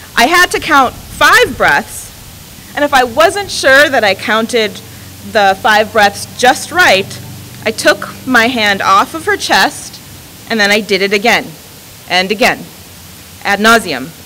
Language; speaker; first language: English; native; English